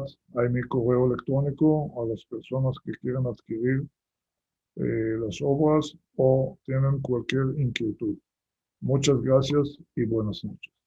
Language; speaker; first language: Spanish; non-native, fluent; Hebrew